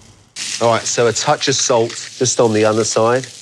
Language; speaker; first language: English; native; English